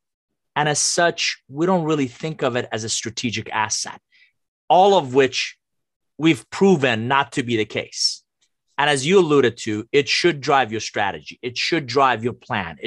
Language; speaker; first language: English; non-native, fluent; Persian